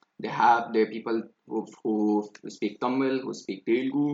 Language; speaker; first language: English; non-native, local second language; Hindi